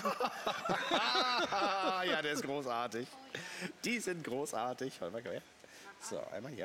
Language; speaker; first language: German; native; German